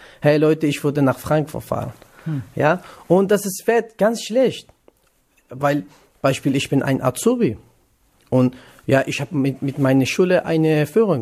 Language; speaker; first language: German; non-native, learner; Kurdish